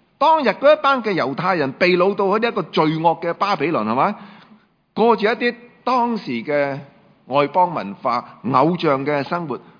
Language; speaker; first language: Chinese; non-native, local second language; Cantonese